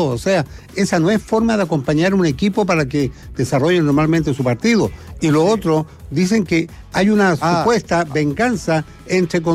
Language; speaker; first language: Spanish; native; Spanish